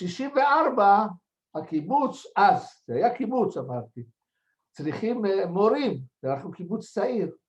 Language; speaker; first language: Hebrew; non-native, fluent; French